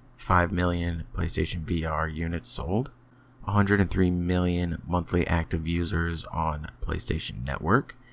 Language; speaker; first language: English; native; English